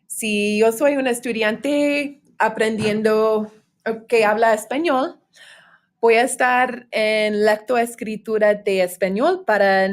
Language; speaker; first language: Spanish; non-native, fluent; English